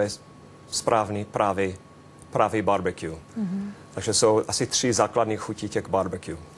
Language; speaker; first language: Czech; non-native, fluent; English